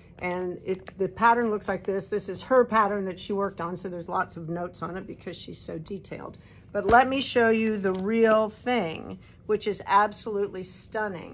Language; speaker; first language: English; native; English